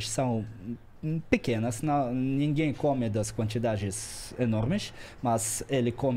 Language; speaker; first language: Portuguese; non-native, learner; Russian